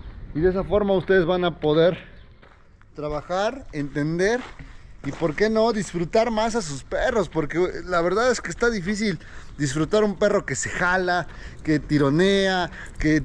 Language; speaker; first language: Spanish; native; Spanish